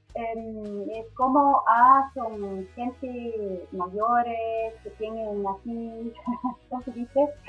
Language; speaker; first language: Spanish; non-native, fluent; Swiss German